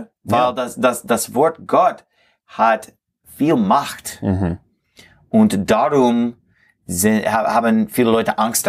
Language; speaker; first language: German; non-native, fluent; English